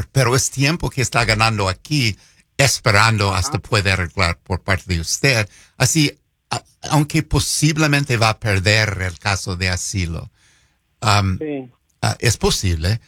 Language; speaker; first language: Spanish; non-native, fluent; English